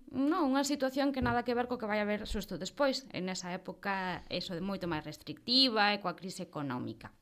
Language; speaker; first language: Galician; non-native, fluent; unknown